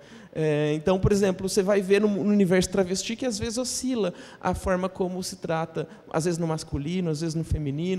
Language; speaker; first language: Portuguese; native; Portuguese